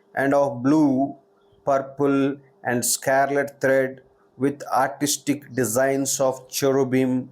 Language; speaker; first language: English; non-native, local second language; Telugu